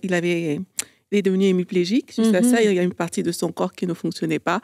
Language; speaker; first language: French; native; French